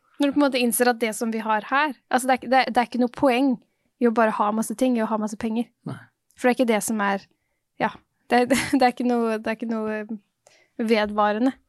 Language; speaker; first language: Norwegian; native; Norwegian